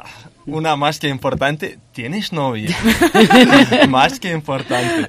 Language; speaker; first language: Spanish; non-native, learner; Lithuanian